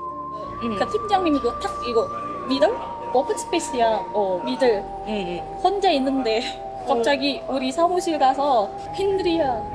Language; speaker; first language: Korean; non-native, learner; Indonesian